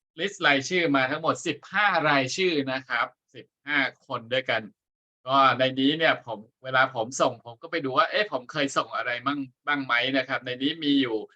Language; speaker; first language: Thai; native; Thai